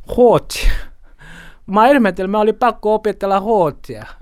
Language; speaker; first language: Finnish; non-native, learner; Portuguese